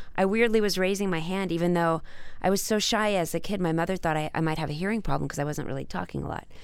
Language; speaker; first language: English; native; English